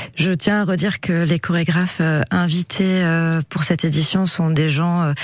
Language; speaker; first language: French; native; French